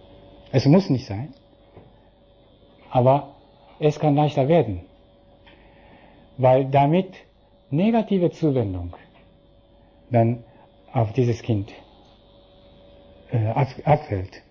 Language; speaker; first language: German; non-native, fluent; Japanese